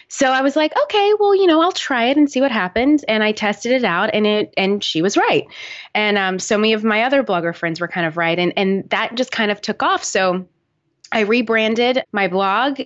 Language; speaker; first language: English; native; English